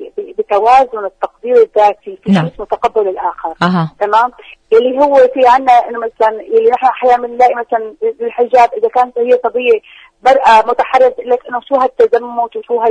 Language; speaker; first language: Arabic; native; Arabic